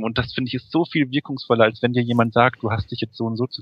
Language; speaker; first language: German; native; German